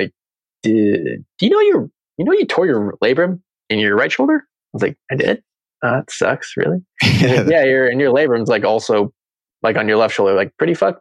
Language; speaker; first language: English; native; English